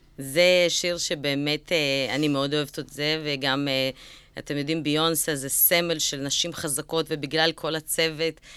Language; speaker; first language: Hebrew; early bilingual, other home language; Russian